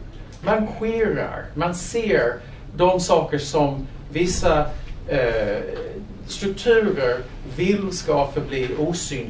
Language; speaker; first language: Swedish; non-native, fluent; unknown